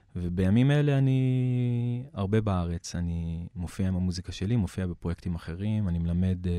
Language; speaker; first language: Hebrew; early bilingual, other home language; English